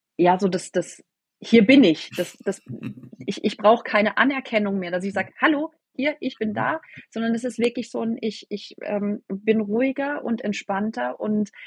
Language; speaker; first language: German; native; German